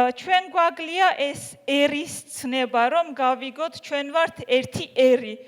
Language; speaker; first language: Georgian; non-native, local second language; Azerbaijani